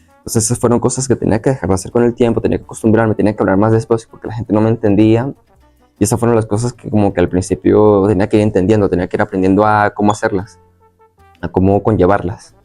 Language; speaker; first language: Spanish; native; Spanish